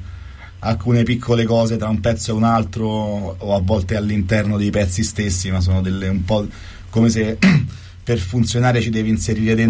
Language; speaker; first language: Italian; native; Italian